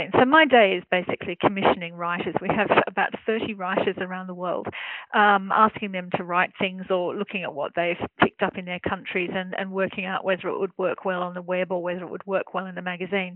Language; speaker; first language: English; native; English